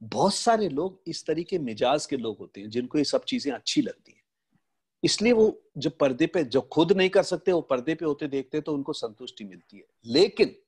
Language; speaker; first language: Hindi; native; Hindi